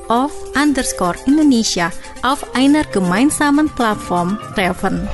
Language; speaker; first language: German; non-native, fluent; Indonesian